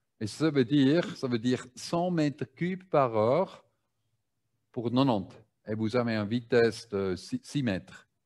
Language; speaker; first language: French; non-native, learner; German